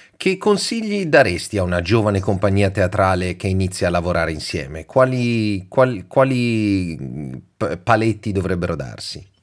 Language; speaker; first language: Italian; native; Italian